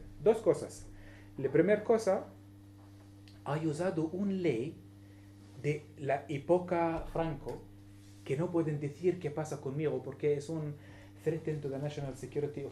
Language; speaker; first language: Spanish; non-native, learner; Arabic